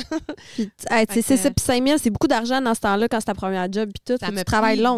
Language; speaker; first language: French; native; French